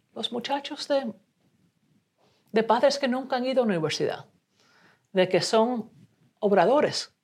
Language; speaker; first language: Spanish; early bilingual, heritage; Spanish